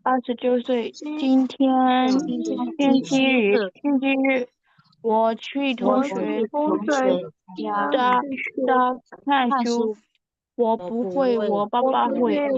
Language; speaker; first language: Chinese; non-native, learner; Burmese